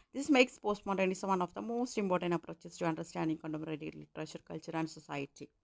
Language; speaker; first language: English; non-native, local second language; Malayalam